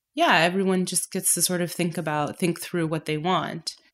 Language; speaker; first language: English; native; English